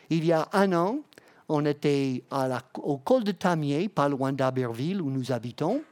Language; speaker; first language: French; non-native, fluent; English